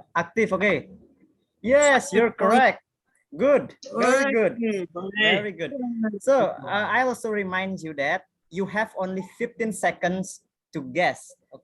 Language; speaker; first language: English; non-native, fluent; Indonesian